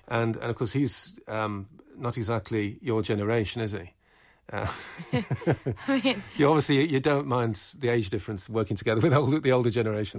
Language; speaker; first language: English; native; English